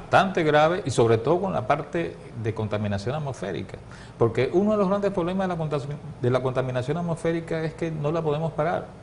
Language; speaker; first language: Spanish; native; Spanish